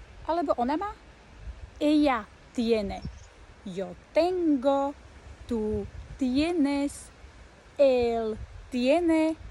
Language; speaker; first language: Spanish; non-native, fluent; Slovak